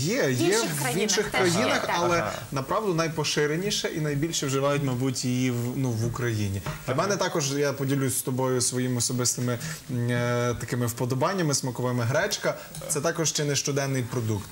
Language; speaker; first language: Ukrainian; native; Ukrainian